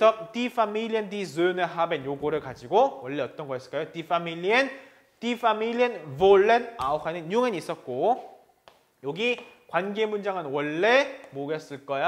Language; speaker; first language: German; non-native, fluent; Korean